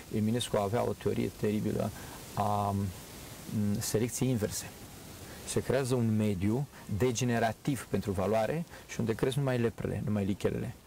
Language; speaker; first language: Romanian; native; Romanian